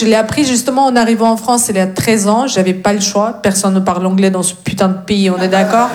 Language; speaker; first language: French; non-native, fluent; Russian